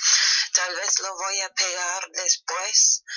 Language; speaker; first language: Spanish; non-native, fluent; German